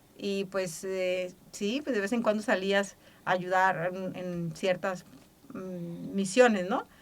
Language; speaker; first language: Spanish; native; Spanish